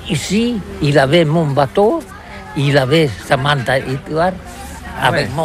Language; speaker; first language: French; non-native, learner; Catalan